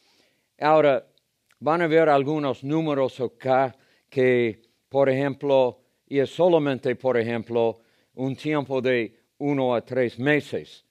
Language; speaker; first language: Spanish; non-native, fluent; English